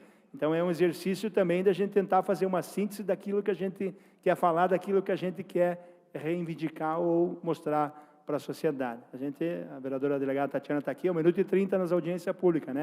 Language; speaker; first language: Portuguese; native; Portuguese